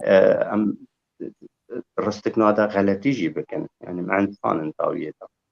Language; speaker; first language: Kurdish; native; Kurdish